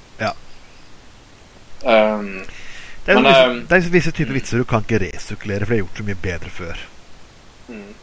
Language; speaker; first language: Norwegian; native; Norwegian